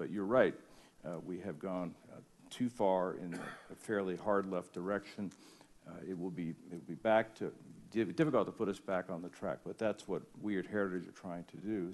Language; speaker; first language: English; native; English